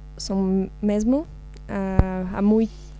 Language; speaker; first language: Portuguese; non-native, learner; Polish